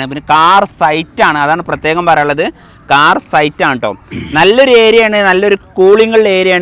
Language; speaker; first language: Malayalam; native; Malayalam